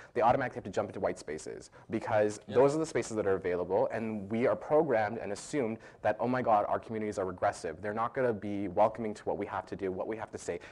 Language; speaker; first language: English; native; English